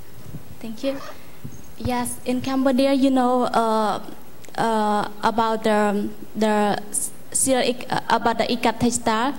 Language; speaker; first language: English; non-native, learner; Khmer